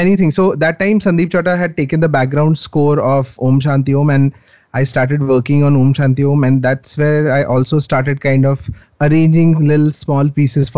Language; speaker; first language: English; non-native, local second language; Hindi